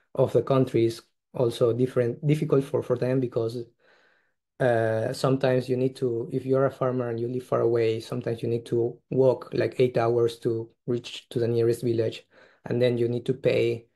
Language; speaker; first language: English; non-native, fluent; Spanish